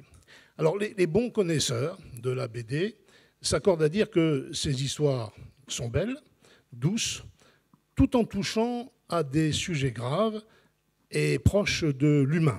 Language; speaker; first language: French; native; French